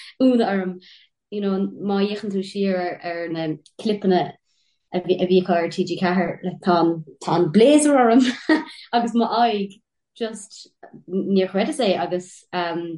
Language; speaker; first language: Irish; native; Irish